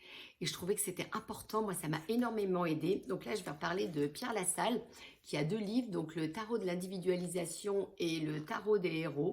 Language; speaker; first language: French; native; French